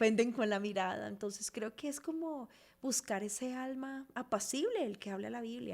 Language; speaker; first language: Spanish; native; Spanish